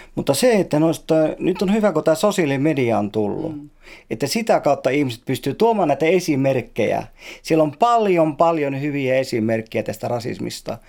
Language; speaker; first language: Finnish; native; Finnish